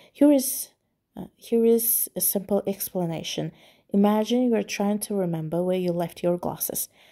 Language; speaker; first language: English; non-native, fluent; Azerbaijani